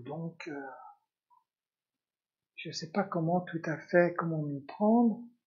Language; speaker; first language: French; native; French